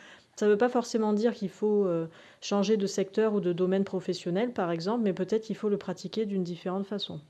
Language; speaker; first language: French; native; French